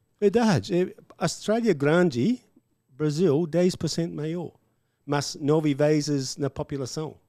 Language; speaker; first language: Portuguese; non-native, learner; English